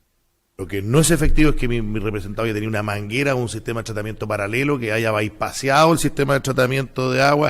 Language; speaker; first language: Spanish; native; Spanish